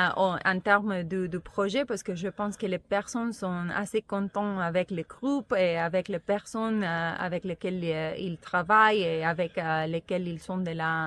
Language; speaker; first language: French; non-native, fluent; Spanish